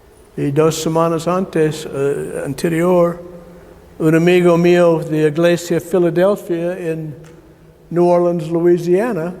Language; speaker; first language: Spanish; non-native, learner; English